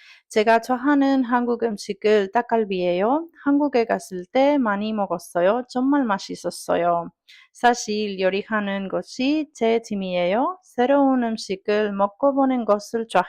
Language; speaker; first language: Korean; non-native, learner; Italian